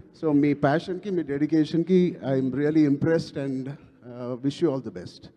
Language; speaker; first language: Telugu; native; Telugu